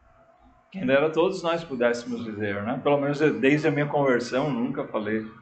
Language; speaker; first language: Portuguese; native; Portuguese